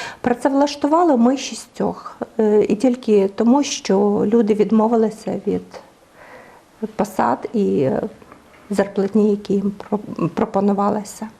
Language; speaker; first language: Ukrainian; native; Ukrainian